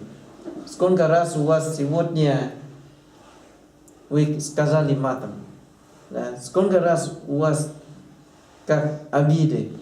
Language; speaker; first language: Russian; non-native, learner; Thai